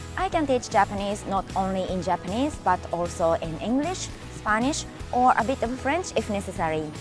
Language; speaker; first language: English; non-native, fluent; Japanese